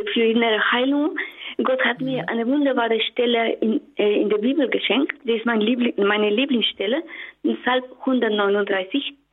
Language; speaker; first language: German; non-native, fluent; Spanish